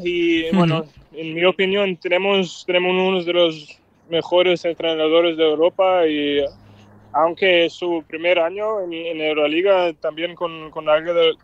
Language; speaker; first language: Spanish; non-native, fluent; Danish